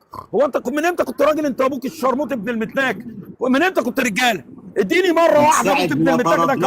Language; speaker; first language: Arabic; native; Arabic